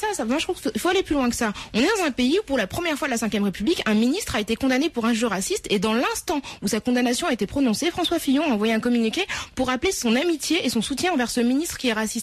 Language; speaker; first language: French; native; French